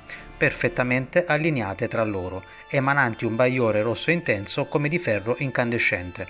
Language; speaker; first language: Italian; native; Italian